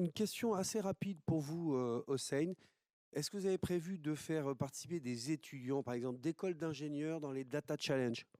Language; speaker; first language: French; native; French